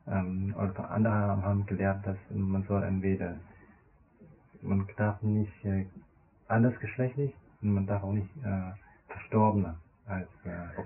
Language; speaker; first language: German; non-native, fluent; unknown